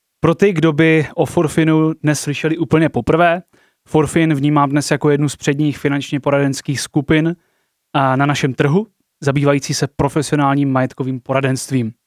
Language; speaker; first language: Czech; native; Czech